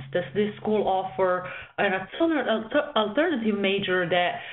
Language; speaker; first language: English; non-native, fluent; Serbian